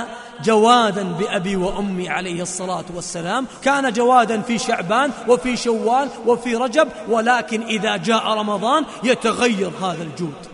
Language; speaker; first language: Arabic; native; Arabic